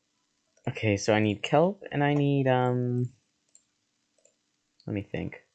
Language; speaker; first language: English; native; English